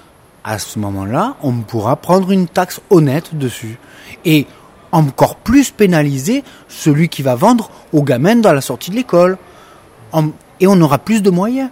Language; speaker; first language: French; native; French